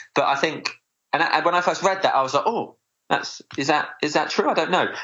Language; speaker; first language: English; native; English